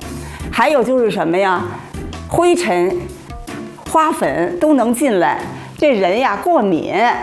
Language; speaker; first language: Chinese; native; Chinese